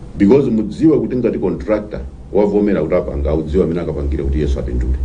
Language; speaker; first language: Nyanja; non-native, local second language; Tumbuka